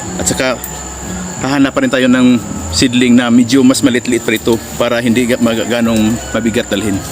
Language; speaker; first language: Filipino; non-native, local second language; Cebuano